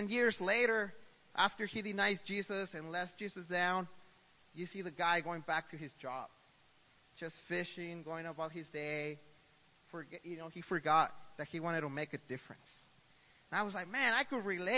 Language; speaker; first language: English; early bilingual, other home language; Spanish